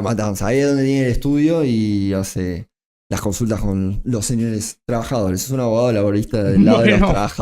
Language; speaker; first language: Spanish; native; Spanish